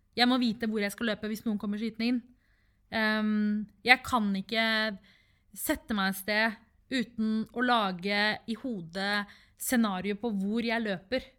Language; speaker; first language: Norwegian; early bilingual, other home language; Tamil